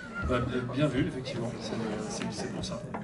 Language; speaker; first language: French; native; French